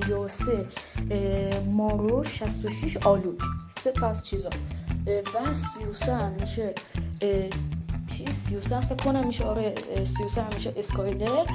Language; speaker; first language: Persian; native; Persian